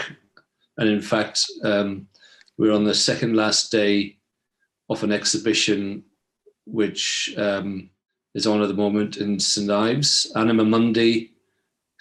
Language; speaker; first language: English; native; English